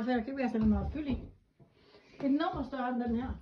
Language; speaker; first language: Danish; native; Danish